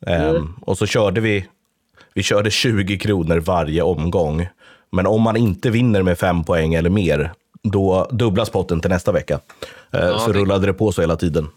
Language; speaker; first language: Swedish; native; Swedish